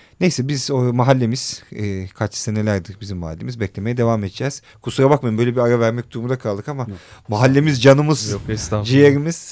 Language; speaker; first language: Turkish; native; Turkish